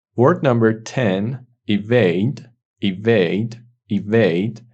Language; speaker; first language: English; non-native, fluent; Persian